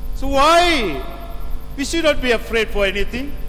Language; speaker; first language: English; non-native, local second language; Sinhala